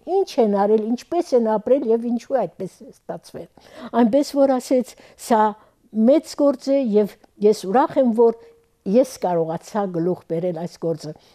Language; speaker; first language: Armenian; early bilingual, heritage; Armenian